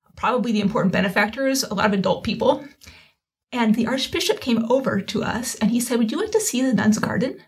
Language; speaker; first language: English; native; English